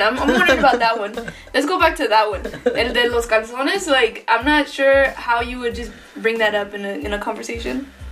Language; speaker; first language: English; early bilingual, other home language; Spanish